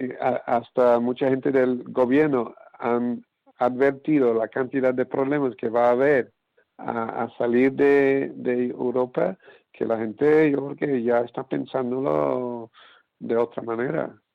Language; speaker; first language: Spanish; non-native, fluent; English